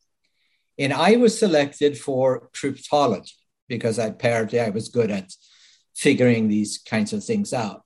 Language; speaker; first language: English; non-native, fluent; Swedish